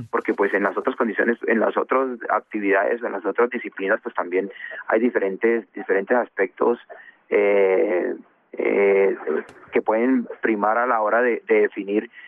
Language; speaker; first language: Spanish; native; Spanish